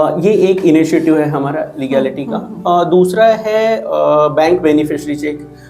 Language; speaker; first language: Hindi; native; Hindi